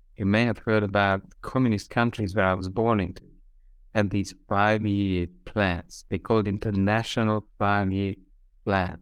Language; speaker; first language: English; non-native, fluent; Hungarian